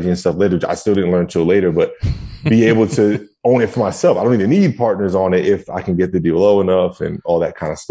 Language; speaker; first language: English; native; English